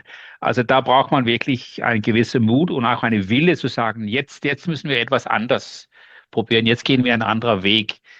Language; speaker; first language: German; non-native, learner; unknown